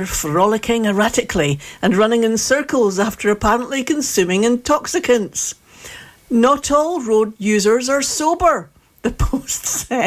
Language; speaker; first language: English; native; English